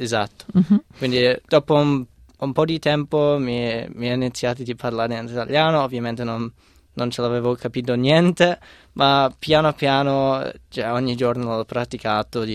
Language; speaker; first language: Italian; non-native, fluent; English